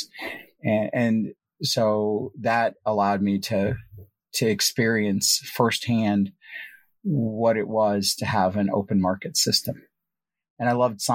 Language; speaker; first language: English; native; English